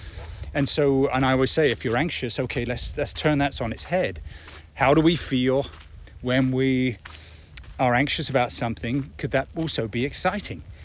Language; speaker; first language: English; native; English